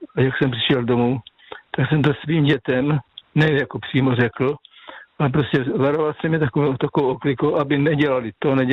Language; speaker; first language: Czech; native; Czech